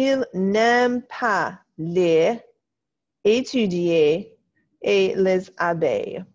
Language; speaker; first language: French; non-native, fluent; English